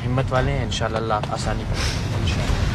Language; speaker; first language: Urdu; native; Urdu